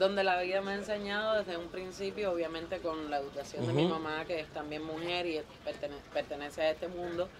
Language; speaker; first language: Spanish; native; Spanish